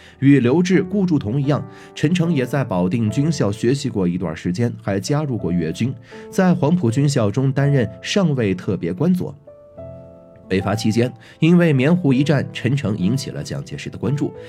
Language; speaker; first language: Chinese; native; Chinese